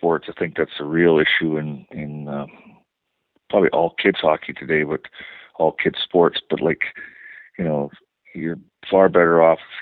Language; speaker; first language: English; native; English